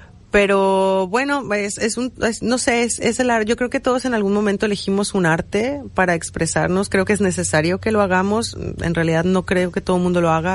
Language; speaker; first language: Spanish; native; Spanish